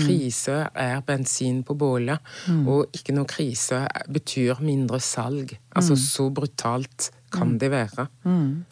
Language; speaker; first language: Norwegian; non-native, fluent; French